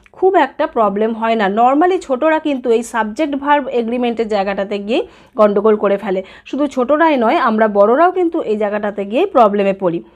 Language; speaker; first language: Bangla; native; Bangla